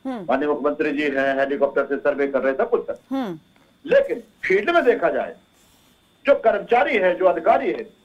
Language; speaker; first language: Hindi; native; Hindi